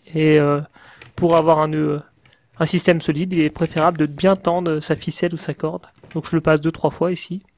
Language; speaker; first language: French; native; French